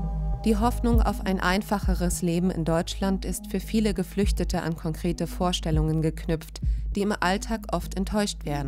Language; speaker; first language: German; native; German